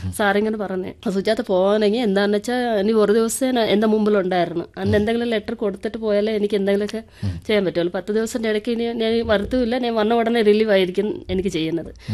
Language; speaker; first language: Malayalam; non-native, local second language; Telugu